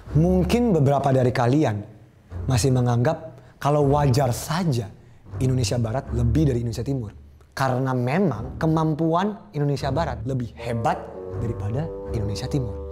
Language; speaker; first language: Indonesian; native; Indonesian